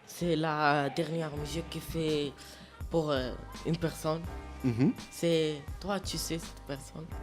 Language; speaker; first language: French; non-native, learner; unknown